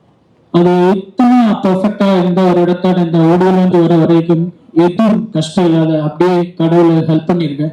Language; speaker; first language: Tamil; non-native, learner; Malayalam